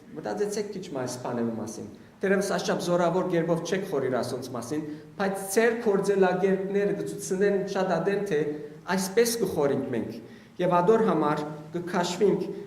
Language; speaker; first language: Armenian; early bilingual, heritage; Armenian